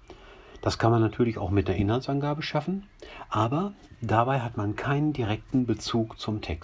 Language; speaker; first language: German; native; German